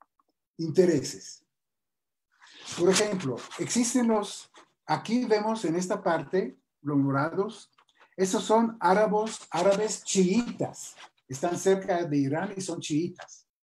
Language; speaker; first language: Spanish; non-native, fluent; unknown